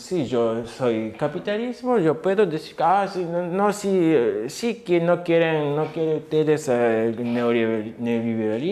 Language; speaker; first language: Spanish; non-native, fluent; Japanese